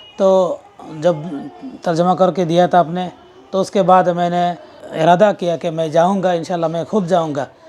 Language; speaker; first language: Urdu; non-native, fluent; Bangla